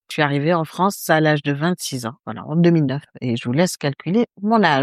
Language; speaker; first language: French; non-native, local second language; Arabic